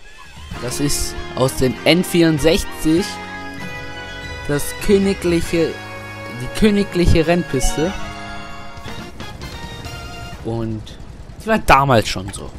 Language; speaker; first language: German; native; German